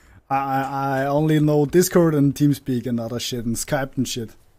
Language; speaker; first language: English; non-native, fluent; German